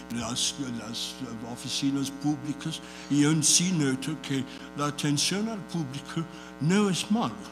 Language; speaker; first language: Spanish; non-native, fluent; English